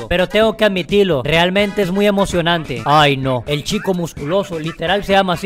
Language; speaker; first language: Spanish; native; Spanish